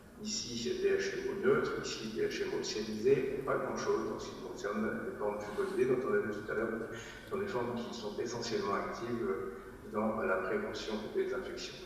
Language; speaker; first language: French; native; French